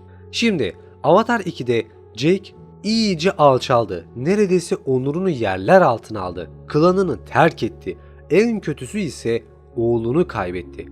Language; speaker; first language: Turkish; native; Turkish